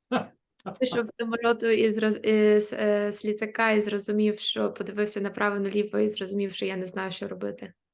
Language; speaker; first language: Ukrainian; native; Ukrainian